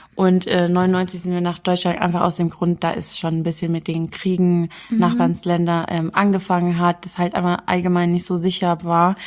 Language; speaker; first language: German; early bilingual, other home language; Arabic